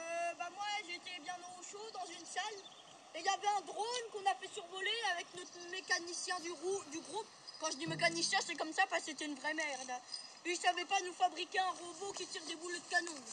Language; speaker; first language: French; native; French